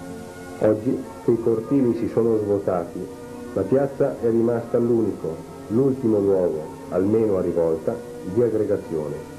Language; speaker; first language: Italian; native; Italian